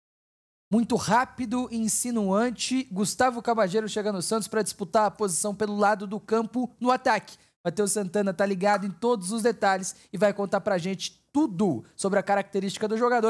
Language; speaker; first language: Portuguese; native; Portuguese